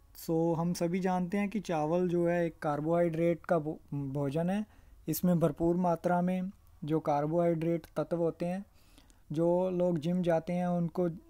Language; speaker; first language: Hindi; non-native, local second language; Punjabi